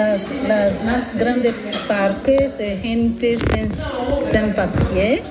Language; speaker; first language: Spanish; non-native, learner; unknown